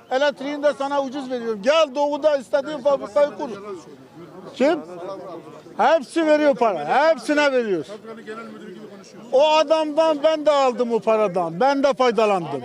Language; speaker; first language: Turkish; native; Turkish